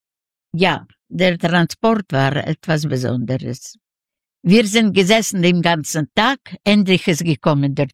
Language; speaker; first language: German; non-native, learner; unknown